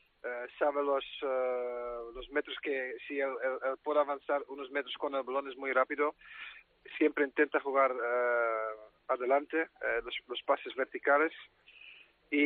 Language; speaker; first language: Spanish; non-native, fluent; Dutch